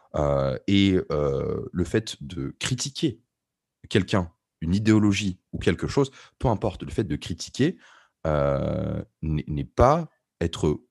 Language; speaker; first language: French; non-native, local second language; Arabic